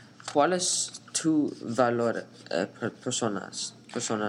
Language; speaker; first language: Spanish; non-native, learner; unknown